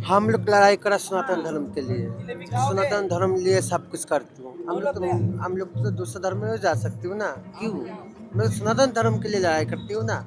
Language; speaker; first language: Hindi; non-native, local second language; Bangla